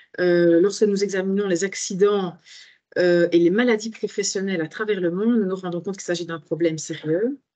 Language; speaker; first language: French; native; French